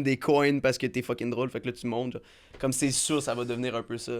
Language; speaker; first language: French; native; French